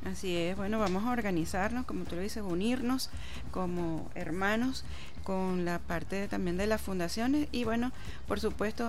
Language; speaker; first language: Spanish; native; Spanish